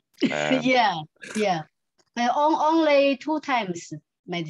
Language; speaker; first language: English; non-native, learner; Chinese